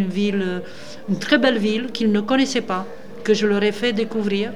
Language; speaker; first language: French; non-native, fluent; Romanian